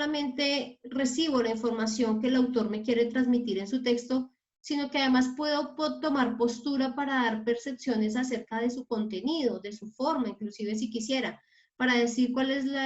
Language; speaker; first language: Spanish; native; Spanish